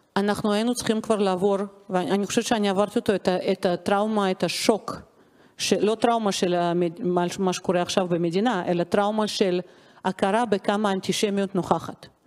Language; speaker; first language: Hebrew; non-native, fluent; Russian